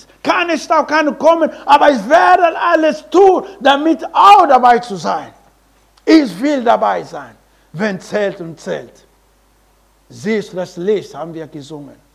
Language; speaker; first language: German; non-native, learner; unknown